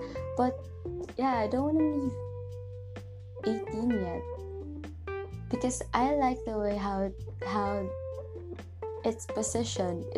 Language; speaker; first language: English; non-native, local second language; Cebuano